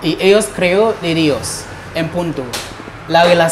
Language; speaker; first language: Spanish; non-native, learner; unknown